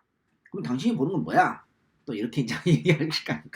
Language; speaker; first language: Korean; native; Korean